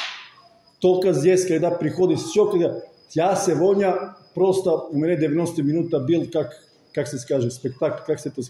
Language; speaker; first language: Russian; non-native, fluent; Serbian